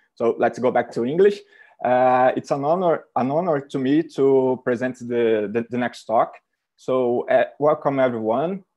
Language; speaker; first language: English; non-native, fluent; Portuguese